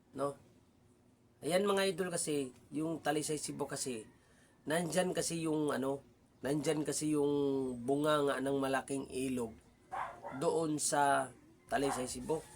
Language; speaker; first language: Filipino; non-native, local second language; Cebuano